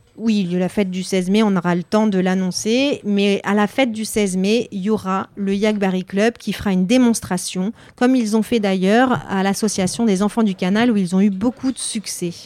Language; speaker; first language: French; native; French